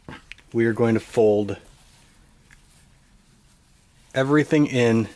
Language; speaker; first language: English; native; English